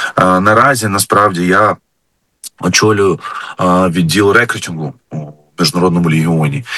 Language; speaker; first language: Ukrainian; non-native, fluent; Arabic